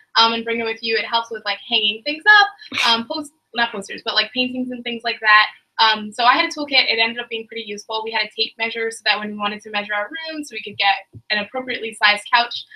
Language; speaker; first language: English; native; English